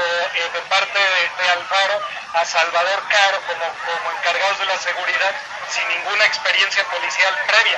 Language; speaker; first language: Spanish; native; Spanish